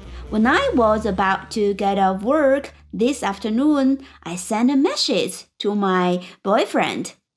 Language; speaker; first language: English; non-native, fluent; Chinese